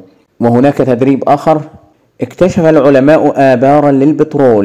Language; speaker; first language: Arabic; native; Arabic